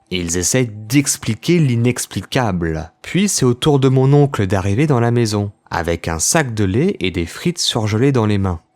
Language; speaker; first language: French; native; French